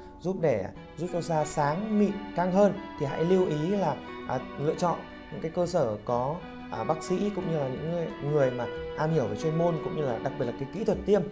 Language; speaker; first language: Vietnamese; native; Vietnamese